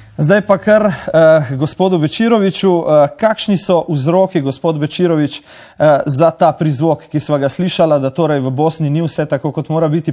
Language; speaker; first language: Slovenian; native; Slovenian